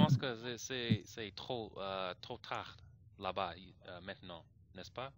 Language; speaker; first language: French; non-native, learner; English